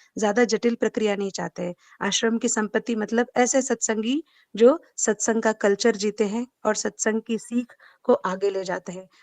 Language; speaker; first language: Hindi; non-native, local second language; Marathi